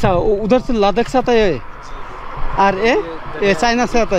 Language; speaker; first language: Hindi; non-native, learner; Bangla